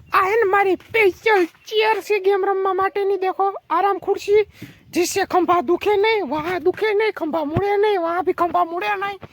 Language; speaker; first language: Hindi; non-native, local second language; Gujarati